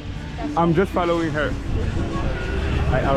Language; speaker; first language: English; non-native, fluent; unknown